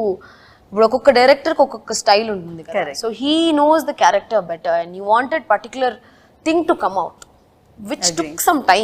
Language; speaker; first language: Telugu; non-native, fluent; Tamil